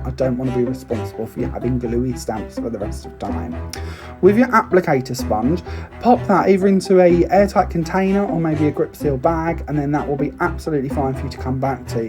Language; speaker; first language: English; native; English